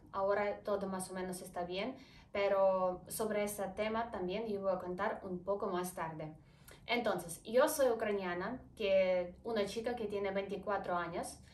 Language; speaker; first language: Spanish; non-native, fluent; Ukrainian